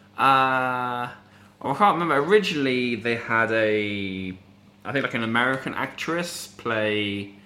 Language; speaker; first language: English; native; English